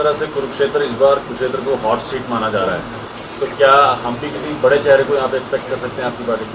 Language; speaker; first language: Hindi; native; Hindi